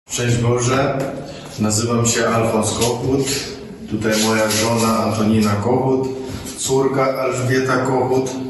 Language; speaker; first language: Polish; early bilingual, heritage; Polish